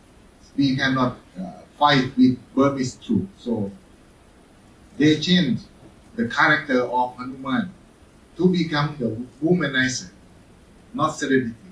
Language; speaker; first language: English; non-native, fluent; Thai